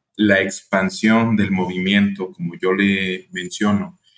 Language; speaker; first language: Spanish; native; Spanish